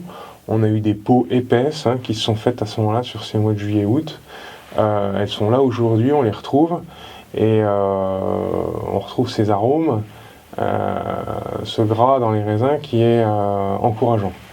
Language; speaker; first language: French; native; French